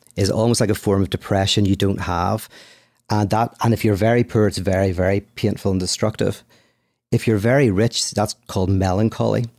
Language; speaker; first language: English; native; English